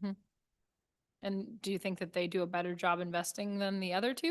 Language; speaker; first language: English; native; English